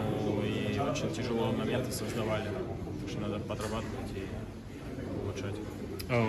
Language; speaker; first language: Russian; early bilingual, heritage; Russian